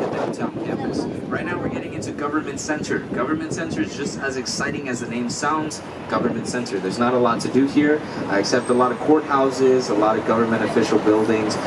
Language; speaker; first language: English; early bilingual, other home language; Spanish